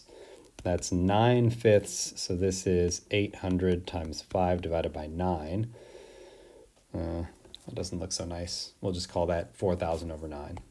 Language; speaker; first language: English; native; English